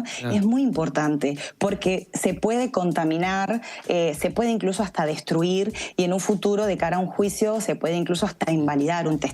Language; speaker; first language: Spanish; native; Spanish